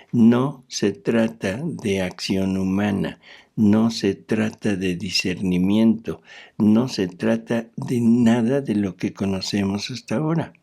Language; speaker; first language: Spanish; native; Spanish